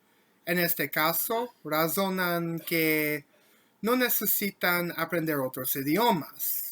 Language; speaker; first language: Spanish; non-native, learner; English